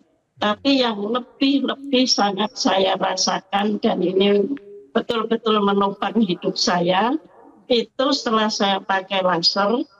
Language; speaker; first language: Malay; non-native, local second language; Javanese